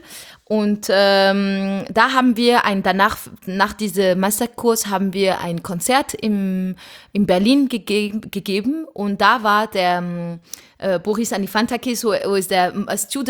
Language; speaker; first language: German; non-native, fluent; French